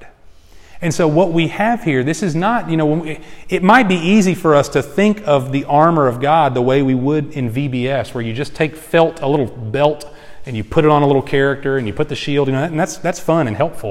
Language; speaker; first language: English; native; English